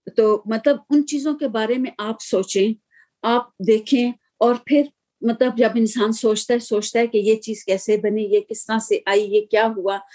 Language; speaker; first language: Urdu; native; Urdu